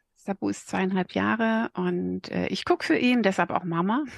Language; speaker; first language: German; native; German